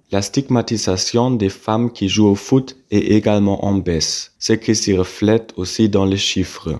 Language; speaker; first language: French; non-native, fluent; German